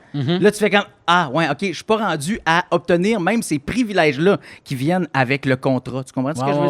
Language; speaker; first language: French; native; French